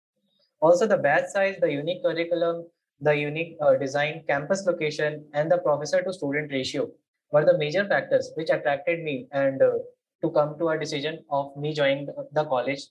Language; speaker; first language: English; non-native, local second language; Hindi